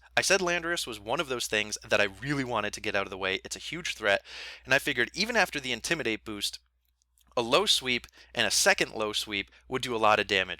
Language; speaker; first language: English; native; English